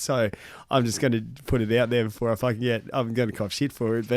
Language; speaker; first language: English; native; English